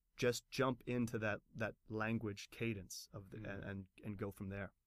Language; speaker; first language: English; native; English